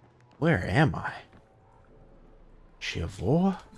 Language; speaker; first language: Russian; non-native, learner; English